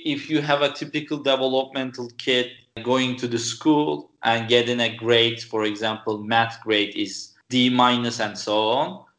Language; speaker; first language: English; non-native, fluent; Turkish